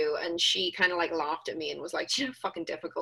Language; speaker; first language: English; native; English